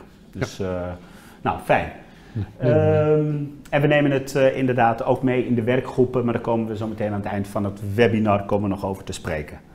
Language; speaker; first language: Dutch; native; Dutch